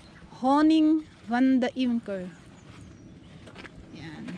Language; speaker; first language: Dutch; non-native, learner; Filipino